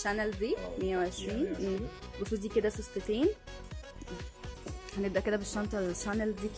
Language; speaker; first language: Arabic; native; Arabic